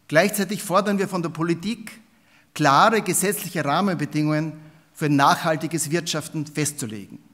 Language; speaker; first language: German; native; German